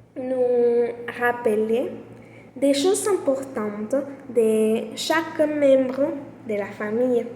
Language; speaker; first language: French; non-native, learner; Spanish